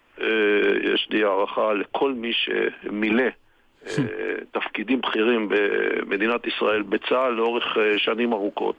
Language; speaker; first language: Hebrew; native; Hebrew